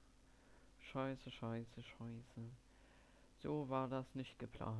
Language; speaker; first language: German; native; German